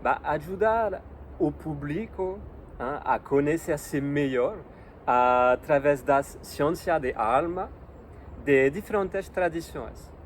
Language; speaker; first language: Portuguese; non-native, learner; French